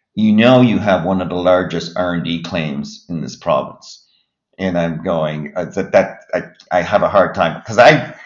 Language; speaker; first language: English; native; English